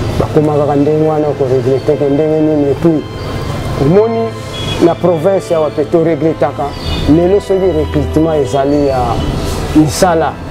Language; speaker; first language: Lingala; non-native, local second language; Kongo